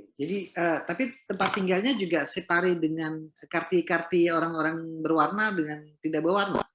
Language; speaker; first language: Indonesian; native; Indonesian